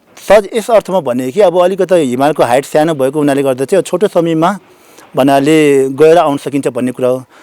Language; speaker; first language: Nepali; non-native, local second language; Sherpa